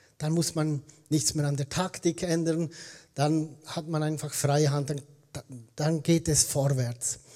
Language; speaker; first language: German; native; German